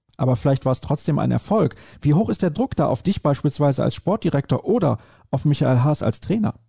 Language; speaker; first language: German; native; German